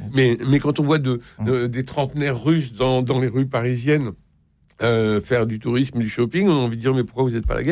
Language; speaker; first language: French; native; French